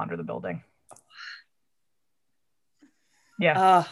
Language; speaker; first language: English; native; English